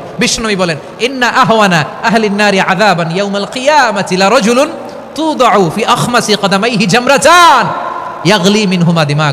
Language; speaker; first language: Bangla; native; Bangla